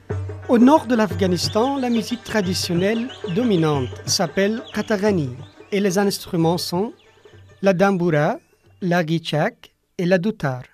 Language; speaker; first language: French; non-native, fluent; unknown